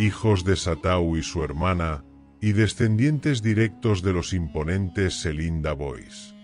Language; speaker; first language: Spanish; native; Spanish